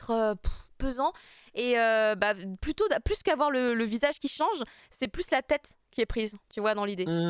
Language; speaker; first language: French; native; French